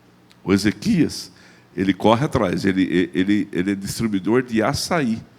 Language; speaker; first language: Portuguese; native; Portuguese